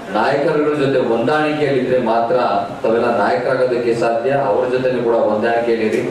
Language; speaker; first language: Kannada; native; Kannada